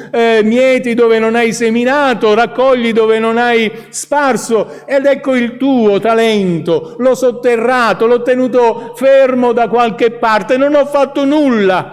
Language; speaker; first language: Italian; native; Italian